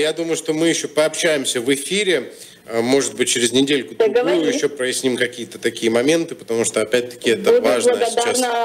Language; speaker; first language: Russian; native; Russian